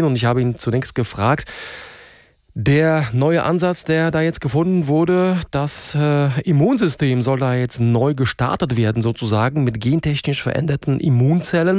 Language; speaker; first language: German; native; German